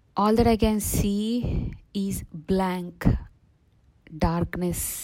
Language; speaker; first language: English; non-native, local second language; Telugu